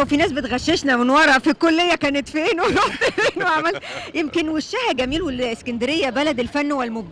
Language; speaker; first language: Arabic; native; Arabic